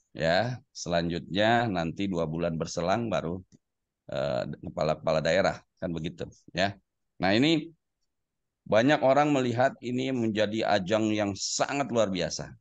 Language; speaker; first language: Indonesian; native; Indonesian